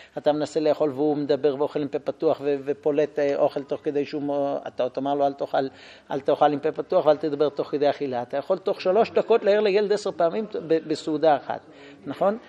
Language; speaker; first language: Hebrew; non-native, fluent; English